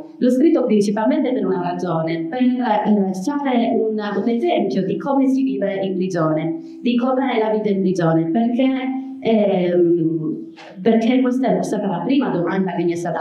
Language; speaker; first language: Italian; non-native, fluent; Arabic